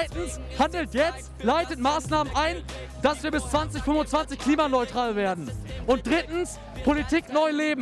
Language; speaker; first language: German; native; German